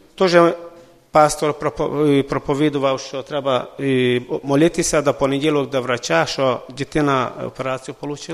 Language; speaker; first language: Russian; non-native, local second language; Ukrainian